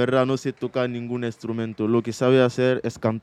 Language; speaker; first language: Spanish; non-native, fluent; Mandingo